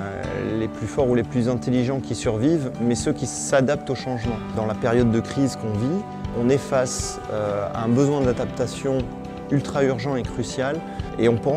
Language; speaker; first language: French; native; French